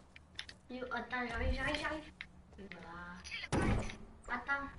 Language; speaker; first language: French; native; French